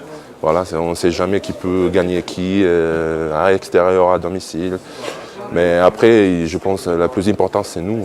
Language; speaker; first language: French; non-native, fluent; Bosnian